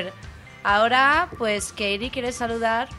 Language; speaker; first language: Spanish; non-native, fluent; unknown